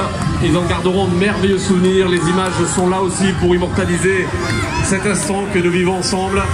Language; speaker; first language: French; native; French